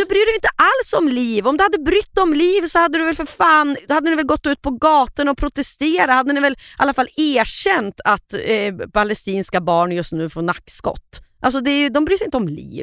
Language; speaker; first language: Swedish; native; Swedish